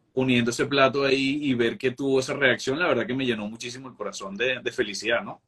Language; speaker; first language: Spanish; native; Spanish